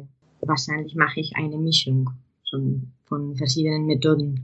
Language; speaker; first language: German; non-native, fluent; Spanish